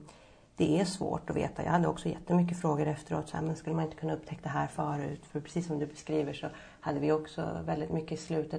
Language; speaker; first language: Swedish; native; Swedish